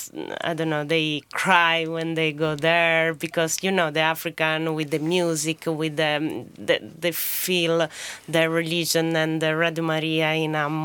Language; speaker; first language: English; non-native, fluent; Italian